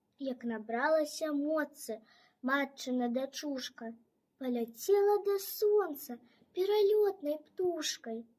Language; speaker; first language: Belarusian; native; Belarusian